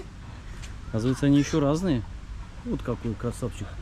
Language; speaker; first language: Russian; native; Russian